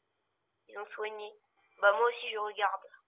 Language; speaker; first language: French; native; French